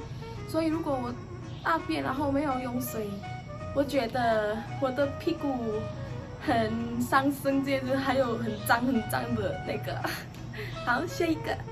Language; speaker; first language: Chinese; non-native, fluent; Indonesian